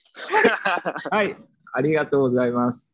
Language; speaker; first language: Japanese; native; Japanese